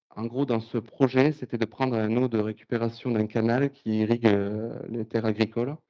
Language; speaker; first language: French; native; French